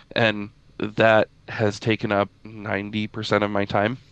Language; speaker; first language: English; native; English